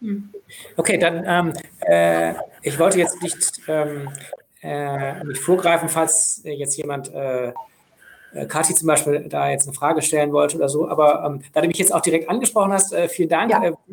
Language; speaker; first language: German; native; German